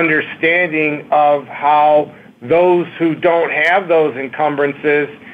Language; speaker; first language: English; native; English